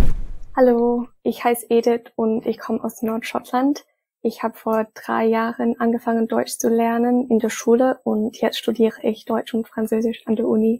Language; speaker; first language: German; non-native, fluent; English